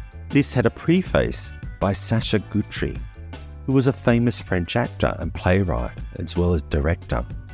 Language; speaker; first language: English; native; English